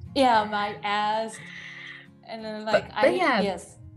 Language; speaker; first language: English; non-native, fluent; Korean